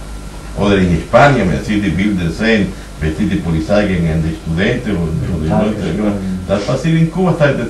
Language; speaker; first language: German; non-native, fluent; Spanish